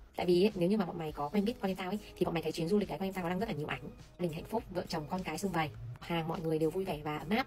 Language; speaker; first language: Vietnamese; native; Vietnamese